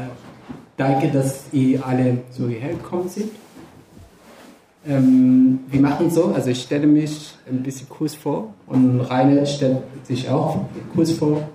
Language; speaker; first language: German; non-native, fluent; Kurdish